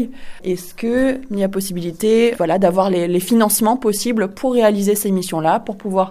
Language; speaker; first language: French; native; French